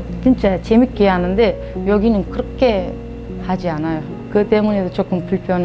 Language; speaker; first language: Korean; non-native, fluent; Uzbek